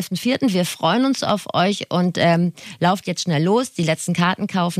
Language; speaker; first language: German; native; German